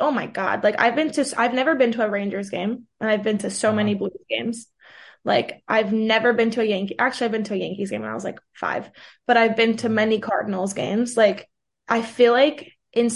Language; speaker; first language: English; early bilingual, other home language; Portuguese